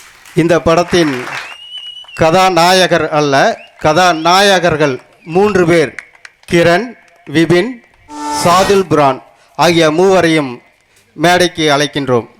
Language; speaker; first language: Tamil; native; Tamil